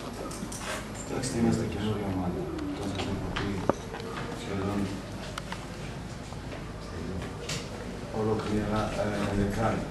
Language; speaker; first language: Greek; non-native, fluent; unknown